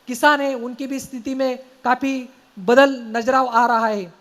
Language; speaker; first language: Hindi; non-native, local second language; Marathi